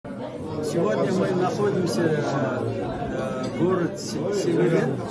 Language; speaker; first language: Russian; non-native, local second language; Ingush